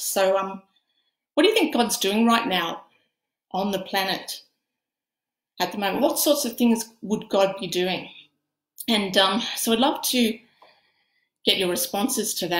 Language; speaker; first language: English; native; English